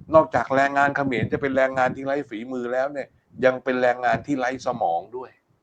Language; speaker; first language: Thai; native; Thai